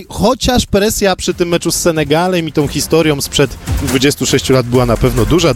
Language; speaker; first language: Polish; native; Polish